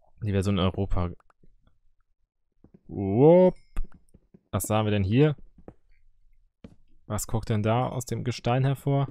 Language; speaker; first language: German; native; German